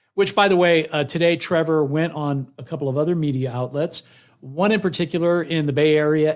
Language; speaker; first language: English; native; English